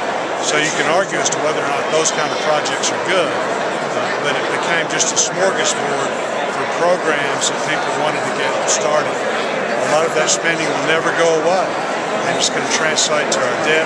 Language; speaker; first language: English; native; English